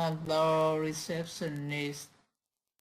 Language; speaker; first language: English; non-native, learner; Vietnamese